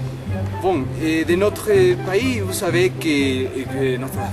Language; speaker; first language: French; non-native, learner; Spanish